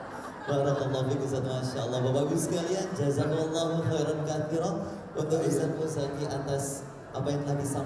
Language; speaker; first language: Indonesian; native; Indonesian